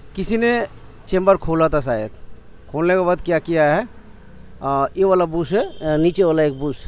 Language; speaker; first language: Hindi; non-native, local second language; Bangla